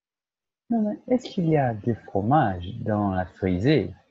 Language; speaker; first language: French; non-native, fluent; Portuguese